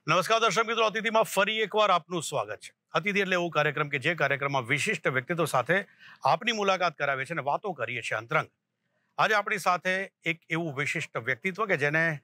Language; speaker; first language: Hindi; non-native, local second language; Gujarati